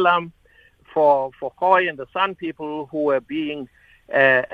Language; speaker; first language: English; non-native, local second language; Xhosa